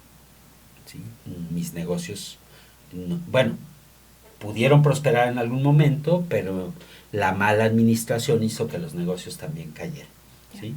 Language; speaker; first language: Spanish; native; Spanish